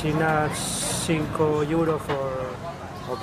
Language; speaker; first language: English; non-native, learner; Spanish